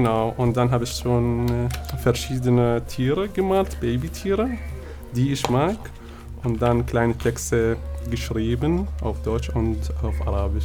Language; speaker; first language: German; non-native, learner; Arabic